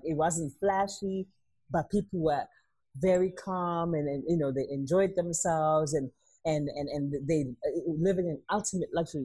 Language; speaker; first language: English; non-native, local second language; Zulu